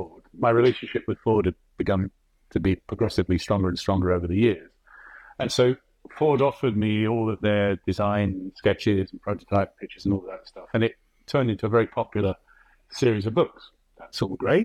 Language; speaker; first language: English; native; English